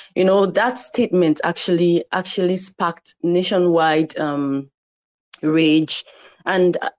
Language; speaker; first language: English; non-native, local second language; Igbo